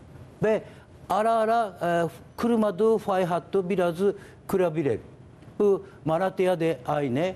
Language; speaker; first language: Turkish; non-native, learner; Japanese